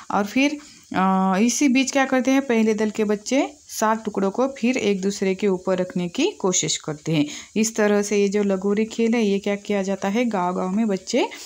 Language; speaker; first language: Hindi; non-native, local second language; Marathi